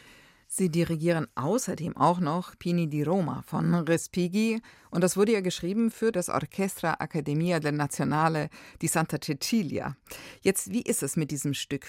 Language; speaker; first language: German; native; German